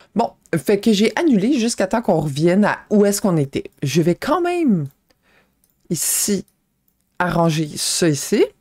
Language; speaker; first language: French; native; French